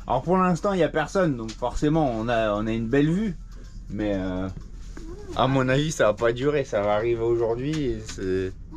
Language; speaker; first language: French; native; French